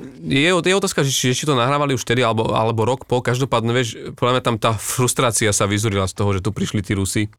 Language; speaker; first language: Slovak; native; Slovak